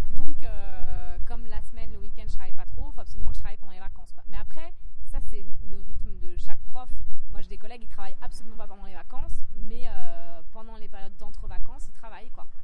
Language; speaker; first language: French; native; French